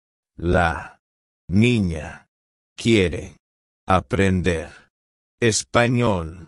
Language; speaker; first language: Spanish; non-native, learner; English